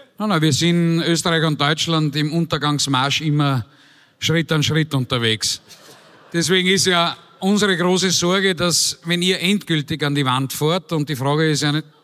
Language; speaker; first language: German; native; German